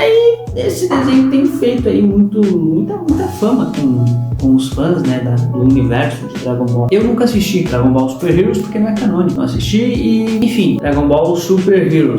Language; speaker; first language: Portuguese; native; Portuguese